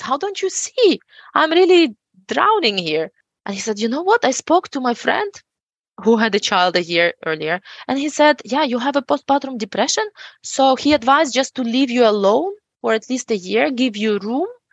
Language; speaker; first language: English; non-native, fluent; Ukrainian